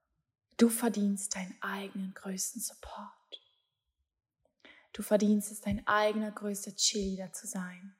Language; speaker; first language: German; native; German